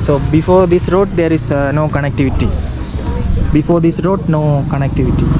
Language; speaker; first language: English; non-native, fluent; Tamil